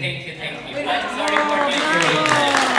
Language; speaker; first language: English; non-native, learner; Spanish